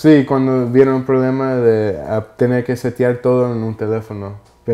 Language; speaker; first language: Spanish; early bilingual, heritage; Spanish